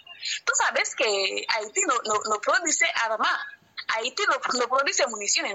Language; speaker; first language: Spanish; non-native, learner; Haitian Creole